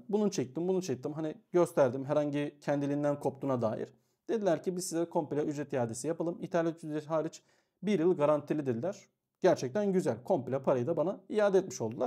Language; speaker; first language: Turkish; native; Turkish